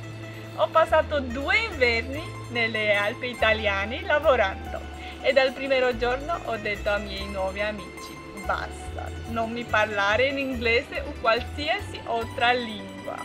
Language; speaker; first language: Italian; non-native, fluent; Russian